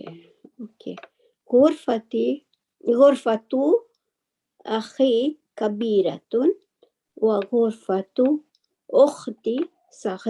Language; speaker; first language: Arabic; non-native, learner; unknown